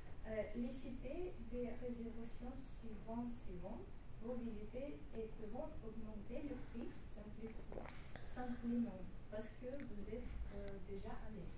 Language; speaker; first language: French; non-native, learner; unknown